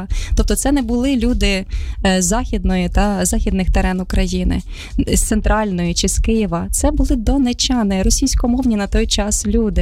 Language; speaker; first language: Ukrainian; native; Ukrainian